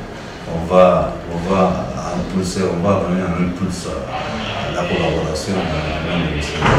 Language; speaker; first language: French; non-native, learner; Spanish